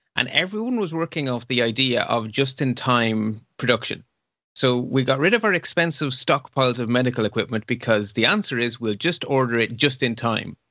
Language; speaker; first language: English; non-native, fluent; Dutch